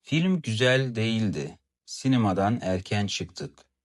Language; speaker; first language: Turkish; non-native, fluent; Kazakh